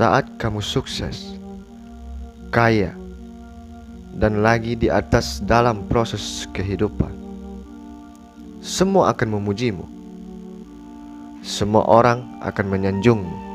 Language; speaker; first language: Indonesian; native; Indonesian